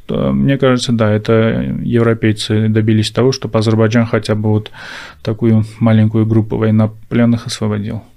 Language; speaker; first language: Russian; non-native, local second language; Armenian